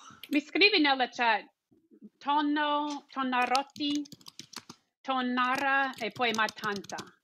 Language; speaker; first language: Italian; non-native, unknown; English